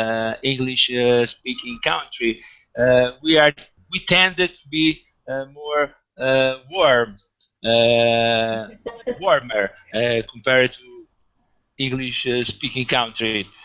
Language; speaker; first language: English; non-native, fluent; Italian